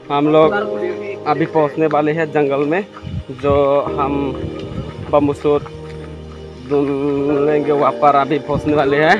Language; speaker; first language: Hindi; non-native, local second language; Chakma